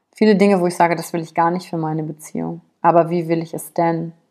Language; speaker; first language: German; native; German